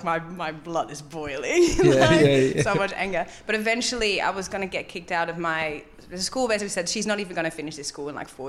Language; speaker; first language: English; non-native, fluent; Dutch